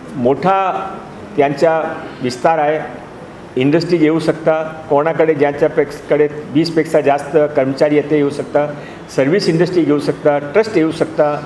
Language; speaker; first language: Marathi; non-native, local second language; Hindi